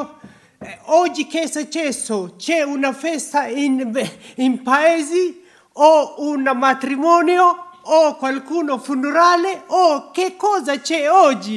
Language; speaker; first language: Italian; non-native, learner; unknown